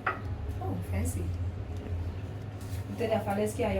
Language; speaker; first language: French; early bilingual, heritage; English